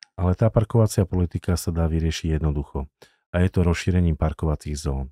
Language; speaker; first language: Slovak; native; Slovak